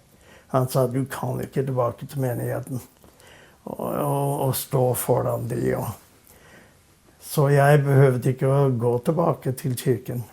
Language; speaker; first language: Norwegian; non-native, fluent; English